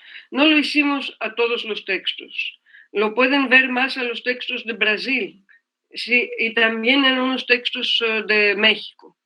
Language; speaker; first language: Spanish; non-native, fluent; Greek